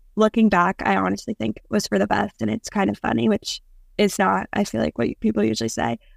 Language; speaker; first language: English; native; English